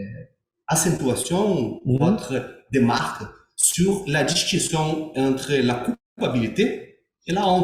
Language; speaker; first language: French; non-native, learner; Portuguese